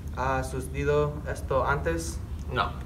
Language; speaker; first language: Spanish; non-native, learner; English